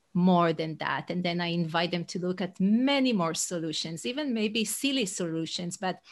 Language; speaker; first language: English; non-native, fluent; Hebrew